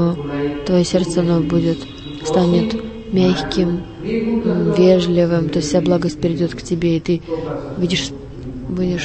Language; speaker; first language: Russian; non-native, learner; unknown